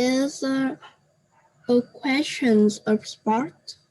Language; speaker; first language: English; non-native, learner; Vietnamese